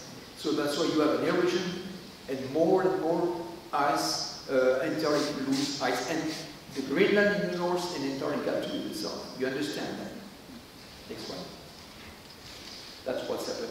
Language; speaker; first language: English; non-native, learner; French